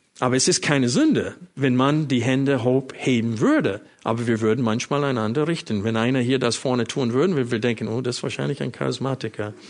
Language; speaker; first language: German; non-native, fluent; English